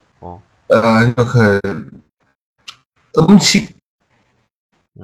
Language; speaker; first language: Korean; non-native, learner; Chinese